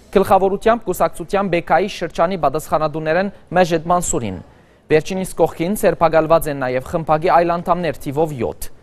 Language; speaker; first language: Armenian; early bilingual, heritage; Armenian